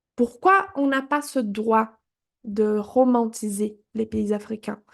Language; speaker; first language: French; non-native, fluent; Portuguese